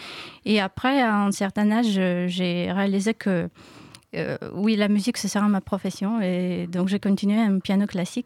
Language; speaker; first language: French; non-native, learner; Ukrainian